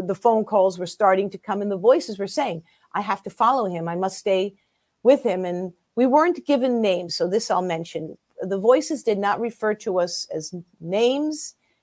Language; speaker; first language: English; early bilingual, other home language; German